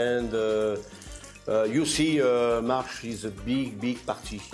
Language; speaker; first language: English; non-native, learner; French